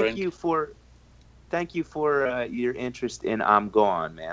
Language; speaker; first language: English; native; English